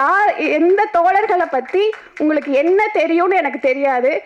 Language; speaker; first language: Tamil; native; Tamil